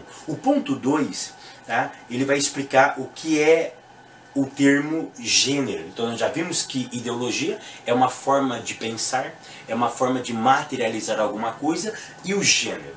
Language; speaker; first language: Portuguese; native; Portuguese